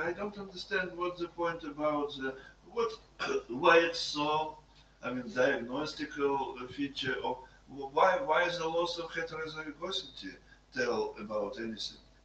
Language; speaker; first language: English; non-native, fluent; Russian